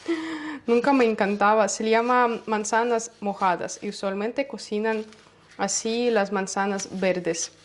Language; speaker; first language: Spanish; non-native, learner; Russian